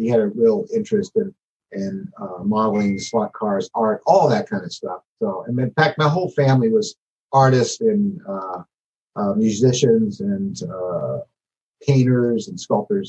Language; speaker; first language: English; native; English